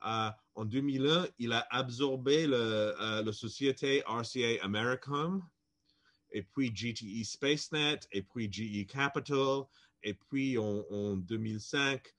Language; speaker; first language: French; non-native, fluent; English